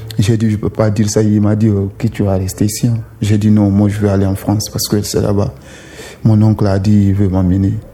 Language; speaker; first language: French; non-native, local second language; Susu